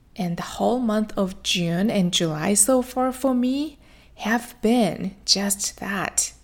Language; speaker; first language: English; non-native, fluent; Japanese